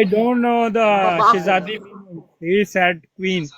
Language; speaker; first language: English; non-native, learner; Hindi